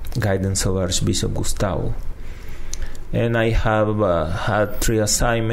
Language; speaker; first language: English; non-native, fluent; Spanish